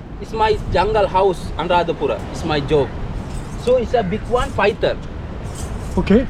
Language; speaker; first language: English; non-native, learner; Sinhala